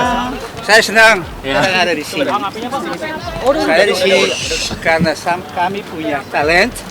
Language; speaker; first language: Indonesian; non-native, learner; Dutch